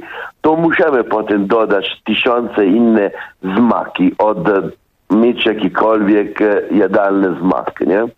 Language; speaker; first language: Polish; non-native, fluent; Italian